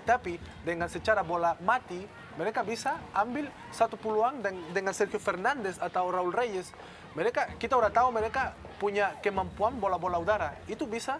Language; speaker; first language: Indonesian; non-native, fluent; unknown